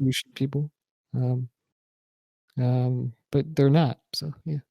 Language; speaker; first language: English; native; English